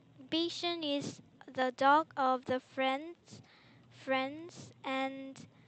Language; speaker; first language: English; non-native, learner; Korean